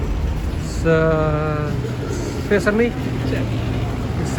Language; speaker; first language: English; non-native, local second language; Filipino